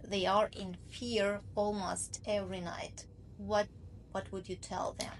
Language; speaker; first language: English; non-native, learner; Ukrainian